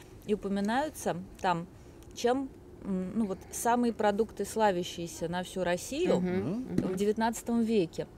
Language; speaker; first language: Russian; native; Russian